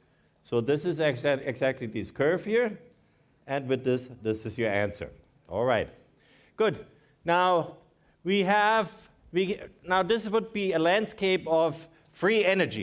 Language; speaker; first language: English; non-native, fluent; German